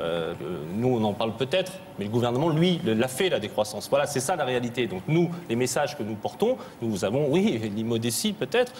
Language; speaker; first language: French; early bilingual, other home language; Korean